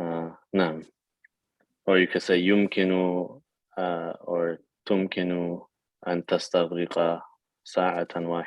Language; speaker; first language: Arabic; non-native, fluent; English